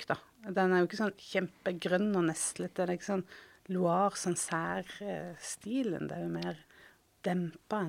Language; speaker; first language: Norwegian; native; Norwegian